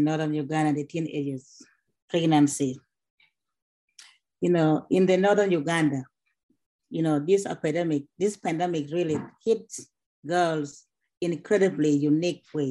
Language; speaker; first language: English; non-native, local second language; Acoli